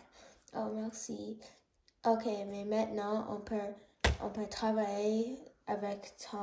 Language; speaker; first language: French; non-native, learner; English